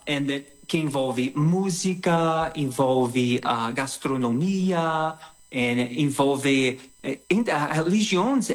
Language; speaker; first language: Portuguese; non-native, learner; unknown